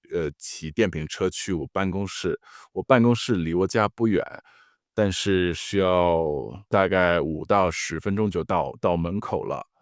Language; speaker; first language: Chinese; non-native, fluent; English